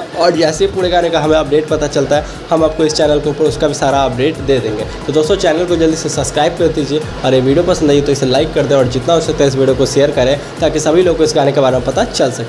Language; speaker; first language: Hindi; native; Hindi